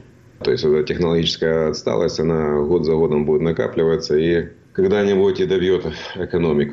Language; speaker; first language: Russian; native; Russian